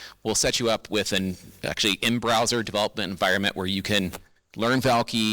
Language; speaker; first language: English; native; English